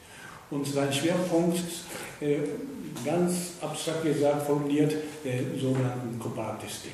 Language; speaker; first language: German; non-native, fluent; Japanese